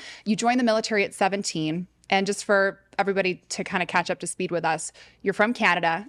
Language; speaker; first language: English; native; English